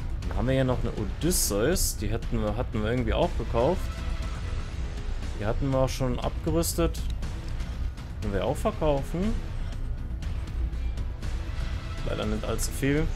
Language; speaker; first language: German; native; German